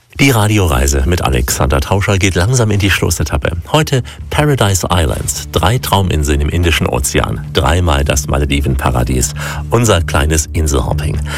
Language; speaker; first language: German; native; German